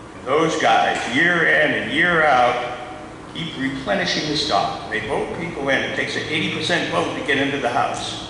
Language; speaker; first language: English; native; English